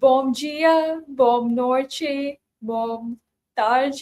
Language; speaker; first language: Portuguese; non-native, learner; English